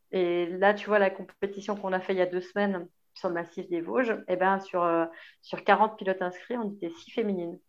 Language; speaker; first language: French; native; French